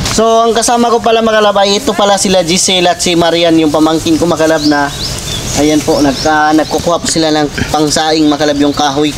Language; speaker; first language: Filipino; non-native, local second language; Cebuano